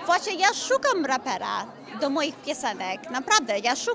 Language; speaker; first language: Polish; early bilingual, heritage; Polish